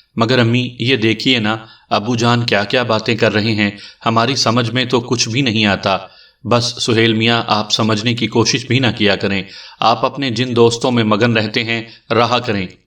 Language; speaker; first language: Urdu; native; Urdu